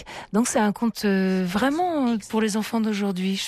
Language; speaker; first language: French; early bilingual, other home language; Italian